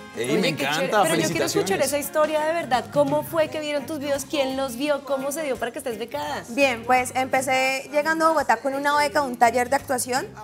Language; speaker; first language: Spanish; native; Spanish